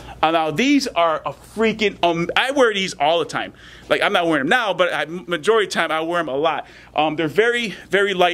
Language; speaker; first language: English; native; English